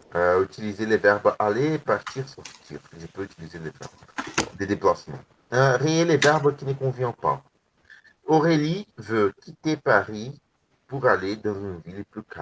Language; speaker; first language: French; non-native, learner; Portuguese